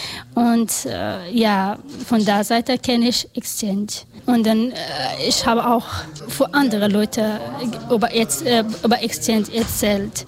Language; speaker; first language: German; non-native, learner; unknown